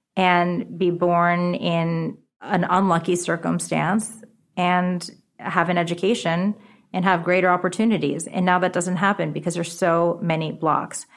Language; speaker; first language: English; early bilingual, other home language; Japanese